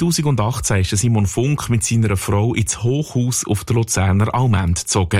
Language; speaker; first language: German; native; German